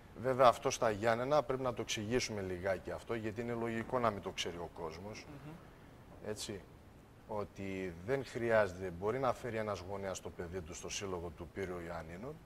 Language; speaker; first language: Greek; early bilingual, heritage; Greek